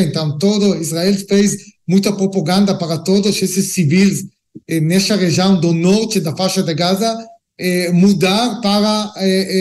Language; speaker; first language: Portuguese; non-native, learner; Hebrew